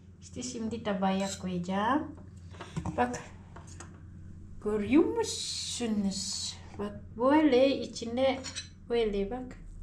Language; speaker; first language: Turkish; non-native, learner; Indonesian